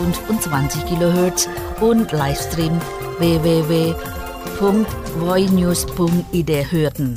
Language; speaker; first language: German; non-native, fluent; Indonesian